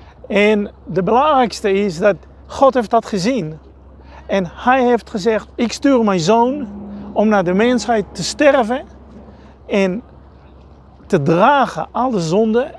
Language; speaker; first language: Dutch; non-native, fluent; Hebrew